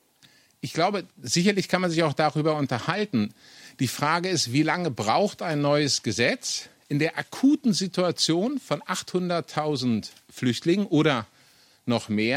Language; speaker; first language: German; native; German